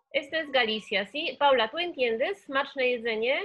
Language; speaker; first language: Spanish; non-native, fluent; Polish